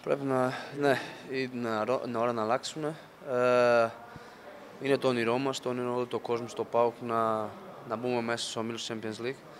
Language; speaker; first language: Greek; non-native, fluent; Portuguese